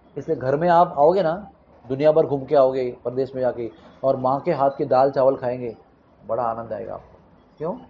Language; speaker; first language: Hindi; non-native, local second language; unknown